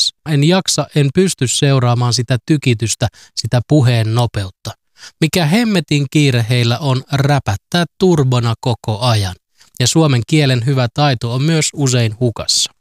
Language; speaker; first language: Finnish; native; Finnish